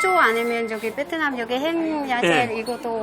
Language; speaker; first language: Korean; non-native, learner; Vietnamese